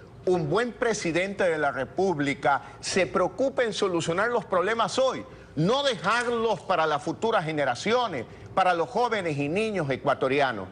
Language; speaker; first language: Spanish; native; Spanish